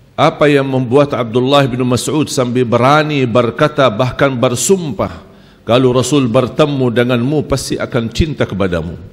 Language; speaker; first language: Malay; non-native, fluent; Arabic